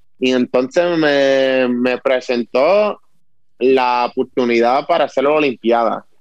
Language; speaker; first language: Spanish; early bilingual, heritage; Spanish